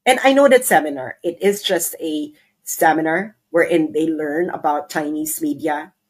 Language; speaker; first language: English; non-native, local second language; Filipino